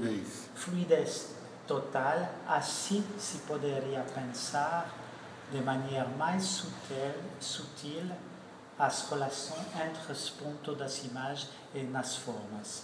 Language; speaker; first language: Portuguese; non-native, fluent; French